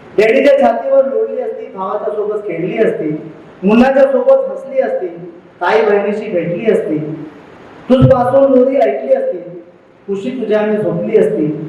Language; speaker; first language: Marathi; non-native, local second language; Urdu